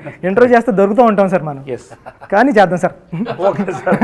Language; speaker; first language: Telugu; native; Telugu